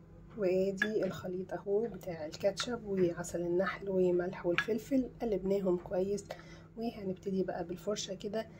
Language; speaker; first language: Arabic; native; Arabic